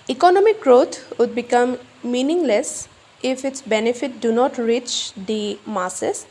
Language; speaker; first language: English; non-native, local second language; Assamese